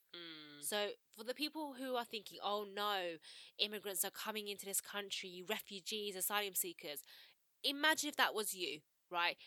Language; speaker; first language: English; native; English